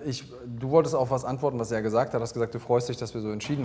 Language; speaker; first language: German; native; German